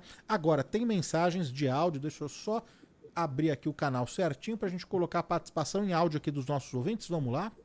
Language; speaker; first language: Portuguese; native; Portuguese